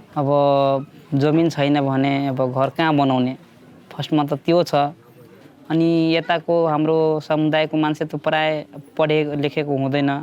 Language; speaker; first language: Nepali; non-native, local second language; Bhojpuri